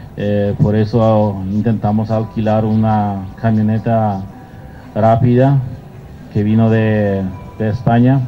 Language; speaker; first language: Spanish; non-native, local second language; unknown